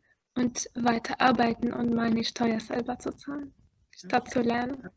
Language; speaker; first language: German; non-native, fluent; Arabic